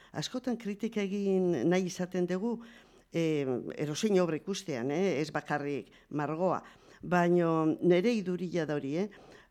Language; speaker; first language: Basque; native; Basque